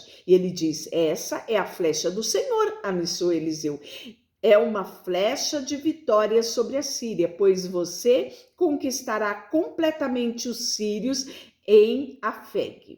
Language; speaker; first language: Portuguese; native; Portuguese